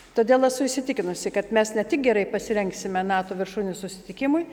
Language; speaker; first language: Lithuanian; native; Lithuanian